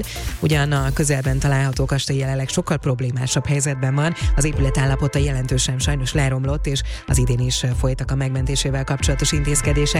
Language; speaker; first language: Hungarian; native; Hungarian